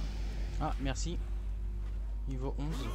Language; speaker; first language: French; native; French